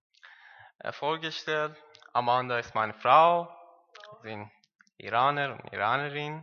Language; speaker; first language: German; non-native, learner; Persian